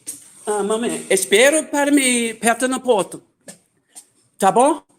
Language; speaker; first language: Portuguese; non-native, learner; English